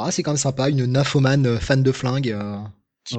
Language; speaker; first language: French; native; French